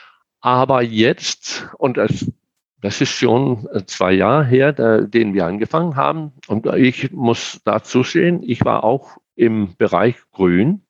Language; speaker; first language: German; non-native, fluent; Danish